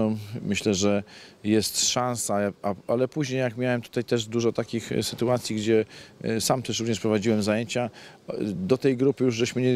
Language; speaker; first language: Polish; native; Polish